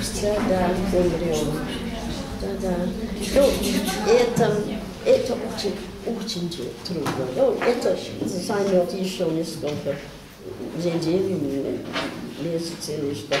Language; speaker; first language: Russian; non-native, learner; English